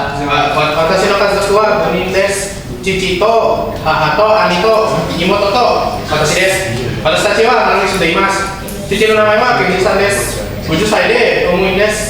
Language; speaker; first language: Japanese; non-native, learner; Indonesian